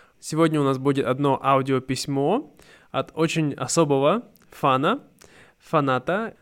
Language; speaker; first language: Russian; native; Russian